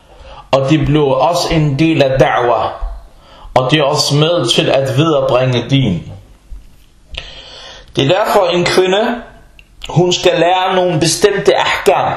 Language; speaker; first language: Danish; non-native, fluent; Arabic